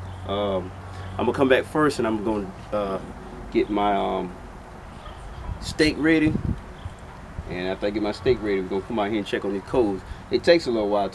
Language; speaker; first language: English; native; English